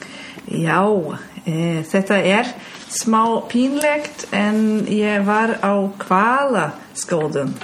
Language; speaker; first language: Icelandic; non-native, learner; German